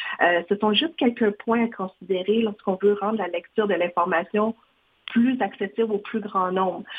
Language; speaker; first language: French; non-native, fluent; Vietnamese